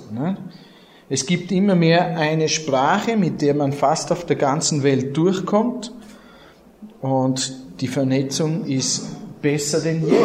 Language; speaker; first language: German; native; German